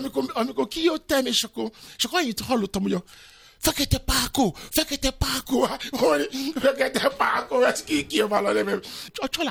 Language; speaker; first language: Hungarian; non-native, fluent; Yoruba